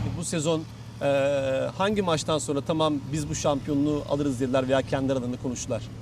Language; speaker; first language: Turkish; native; Turkish